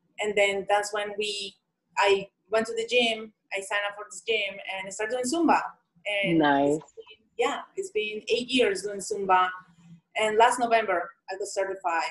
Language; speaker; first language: English; non-native, fluent; Spanish